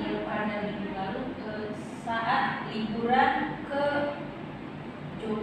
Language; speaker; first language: Indonesian; non-native, learner; Arabic